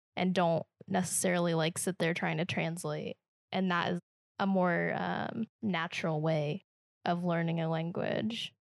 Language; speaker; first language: English; native; English